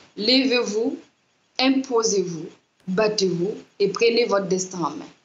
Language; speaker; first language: French; non-native, local second language; Mossi